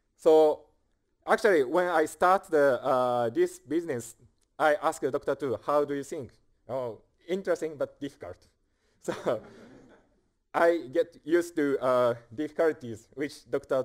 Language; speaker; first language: English; non-native, fluent; Japanese